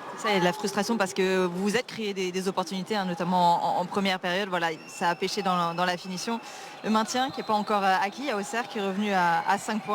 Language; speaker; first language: French; native; French